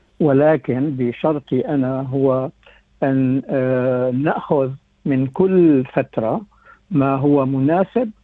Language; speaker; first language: Arabic; native; Arabic